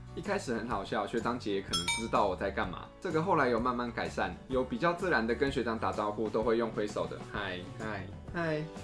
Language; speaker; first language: Chinese; non-native, fluent; Korean